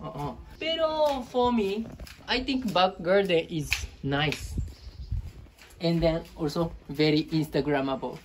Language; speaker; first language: English; non-native, learner; Japanese